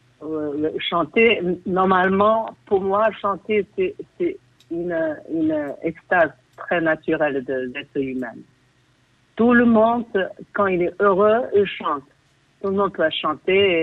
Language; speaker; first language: French; non-native, fluent; Chinese